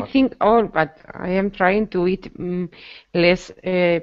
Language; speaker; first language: English; non-native, learner; Spanish